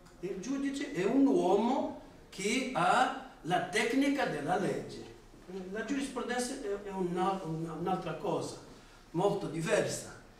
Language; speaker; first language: Italian; non-native, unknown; Portuguese